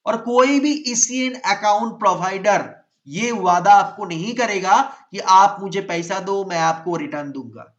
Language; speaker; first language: Hindi; non-native, local second language; Bangla